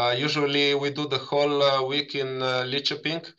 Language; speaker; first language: English; non-native, fluent; Slovenian